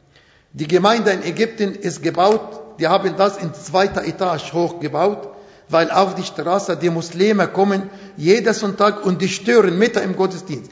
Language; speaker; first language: German; non-native, fluent; Arabic